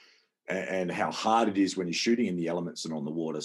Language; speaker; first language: English; native; English